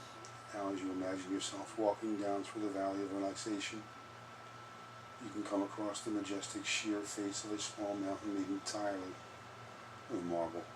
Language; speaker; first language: English; native; English